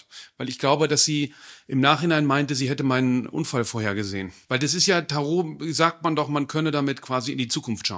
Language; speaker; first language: German; native; German